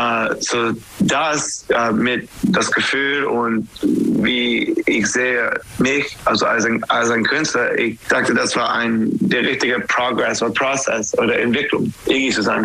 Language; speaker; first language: German; non-native, learner; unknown